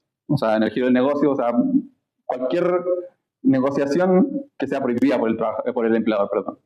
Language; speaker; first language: Spanish; native; Spanish